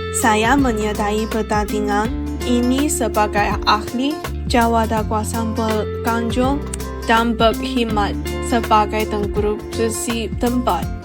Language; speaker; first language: Malay; non-native, learner; Chinese